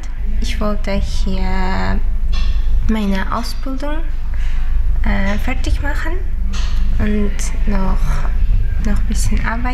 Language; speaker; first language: German; non-native, learner; Uzbek